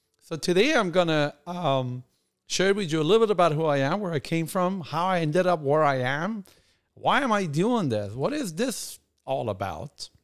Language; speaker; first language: English; non-native, fluent; Persian